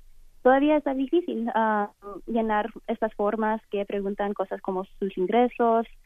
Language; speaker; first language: Spanish; early bilingual, heritage; Spanish